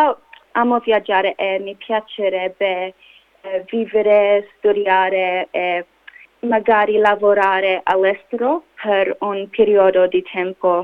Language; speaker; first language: Italian; non-native, learner; English